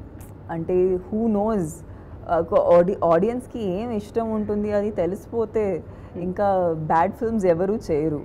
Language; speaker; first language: Telugu; non-native, fluent; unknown